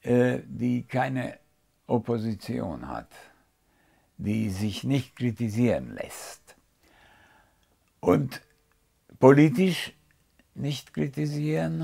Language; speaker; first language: German; non-native, fluent; Hungarian